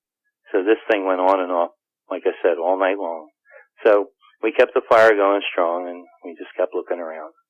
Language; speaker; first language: English; native; English